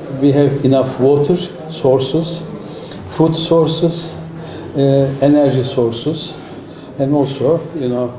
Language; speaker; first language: English; non-native, fluent; Turkish